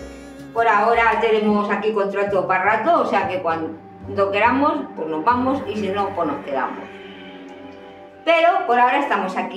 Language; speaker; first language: Spanish; native; Spanish